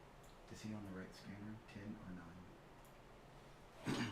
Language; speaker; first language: English; native; English